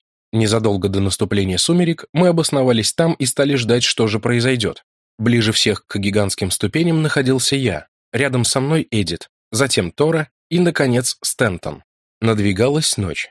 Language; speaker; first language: Russian; native; Russian